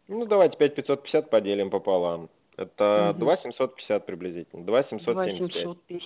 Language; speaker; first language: Russian; native; Russian